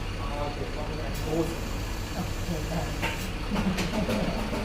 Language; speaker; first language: German; non-native, learner; Thai